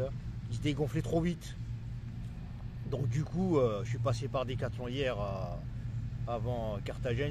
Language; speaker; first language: French; non-native, local second language; Arabic